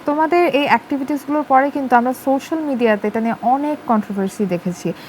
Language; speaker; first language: Bangla; native; Bangla